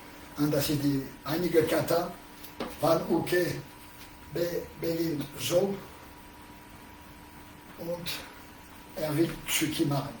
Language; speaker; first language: German; non-native, learner; French